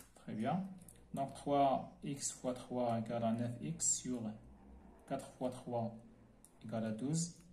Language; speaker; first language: French; non-native, local second language; Arabic